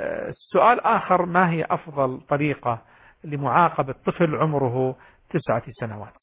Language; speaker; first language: Arabic; native; Arabic